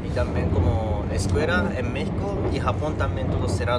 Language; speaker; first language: Spanish; non-native, learner; Japanese